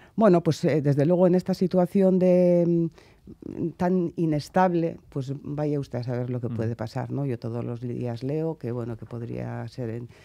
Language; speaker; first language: Spanish; native; Spanish